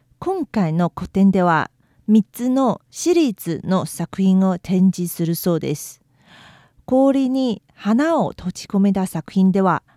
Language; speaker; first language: Japanese; non-native, fluent; Chinese